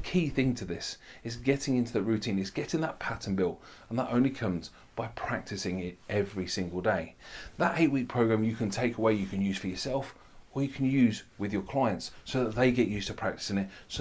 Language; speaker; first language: English; native; English